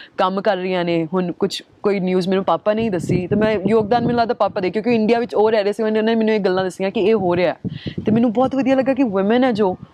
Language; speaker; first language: Punjabi; early bilingual, heritage; Punjabi